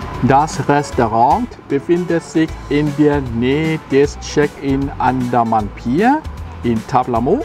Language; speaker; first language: German; non-native, fluent; Thai